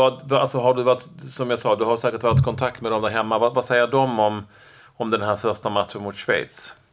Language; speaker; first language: Swedish; native; Swedish